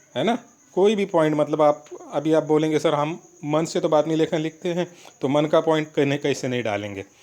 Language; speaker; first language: Hindi; non-native, local second language; Marathi